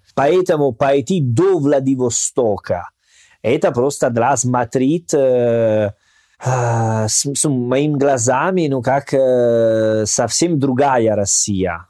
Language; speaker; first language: Russian; non-native, learner; Italian